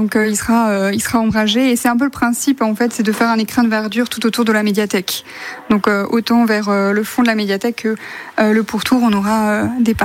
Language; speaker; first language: French; native; French